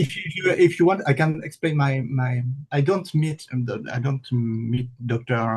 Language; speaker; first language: English; non-native, learner; French